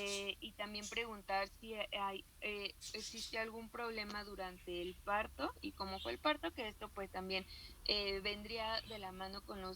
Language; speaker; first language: Spanish; native; Spanish